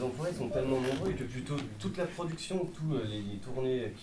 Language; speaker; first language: French; native; French